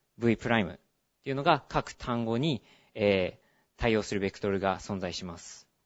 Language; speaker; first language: Japanese; early bilingual, heritage; Japanese